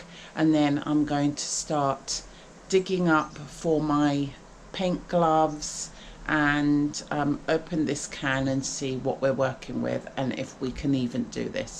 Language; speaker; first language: English; native; English